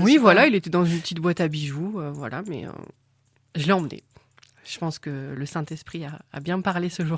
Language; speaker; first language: French; native; French